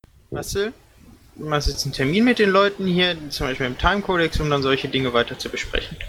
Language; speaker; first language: German; native; German